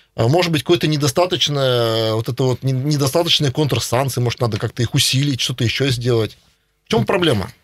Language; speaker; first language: Russian; native; Russian